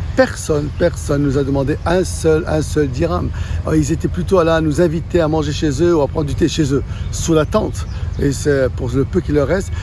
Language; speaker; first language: French; non-native, local second language; Arabic